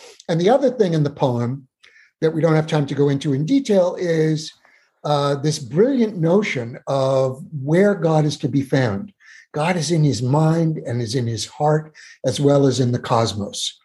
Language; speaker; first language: English; native; English